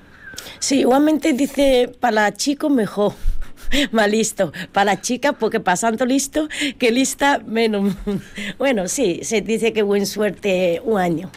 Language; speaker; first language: Spanish; non-native, learner; Chinese